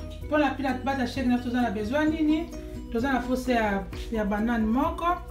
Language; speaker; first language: French; non-native, local second language; Lingala